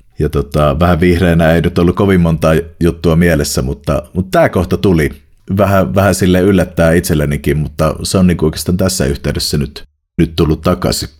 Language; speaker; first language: Finnish; native; Finnish